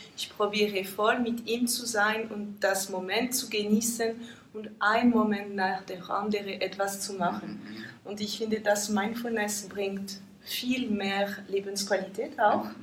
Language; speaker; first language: German; non-native, fluent; French